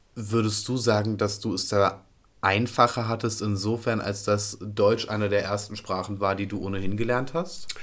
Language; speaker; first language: German; native; German